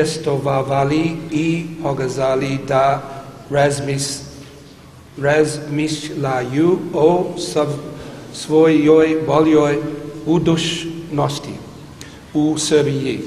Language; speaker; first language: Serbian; non-native, learner; English